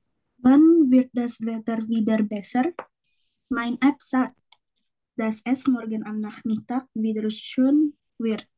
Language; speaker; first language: German; non-native, learner; Indonesian